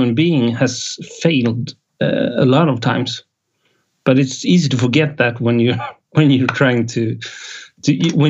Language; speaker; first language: English; non-native, fluent; Swedish